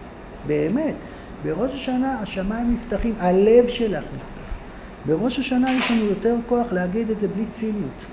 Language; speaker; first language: Hebrew; native; Hebrew